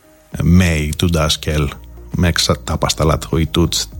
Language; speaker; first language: Hungarian; non-native, learner; Greek